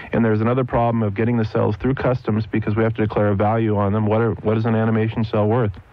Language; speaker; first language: English; native; English